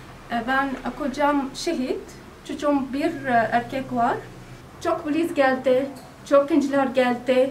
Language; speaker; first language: Turkish; non-native, learner; Arabic